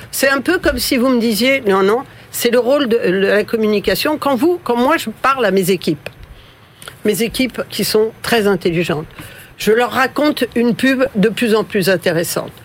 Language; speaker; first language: French; early bilingual, other home language; Spanish